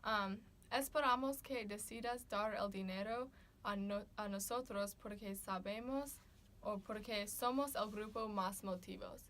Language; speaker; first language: Spanish; non-native, learner; English